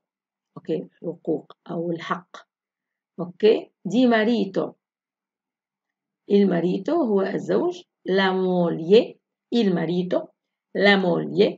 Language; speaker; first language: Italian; non-native, fluent; Arabic